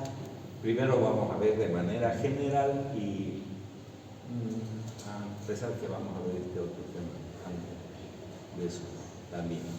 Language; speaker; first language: Spanish; native; Spanish